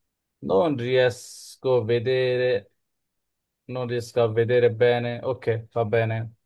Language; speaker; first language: Italian; non-native, fluent; Bangla